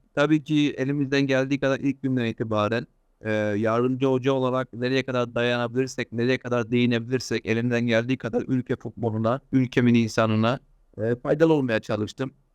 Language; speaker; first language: Turkish; early bilingual, heritage; Turkish